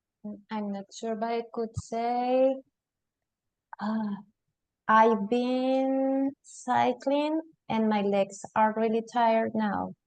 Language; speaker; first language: English; non-native, learner; Spanish